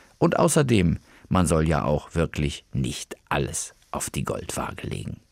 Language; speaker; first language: German; native; German